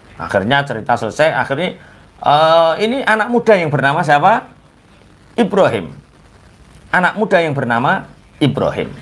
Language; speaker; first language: Indonesian; non-native, local second language; Javanese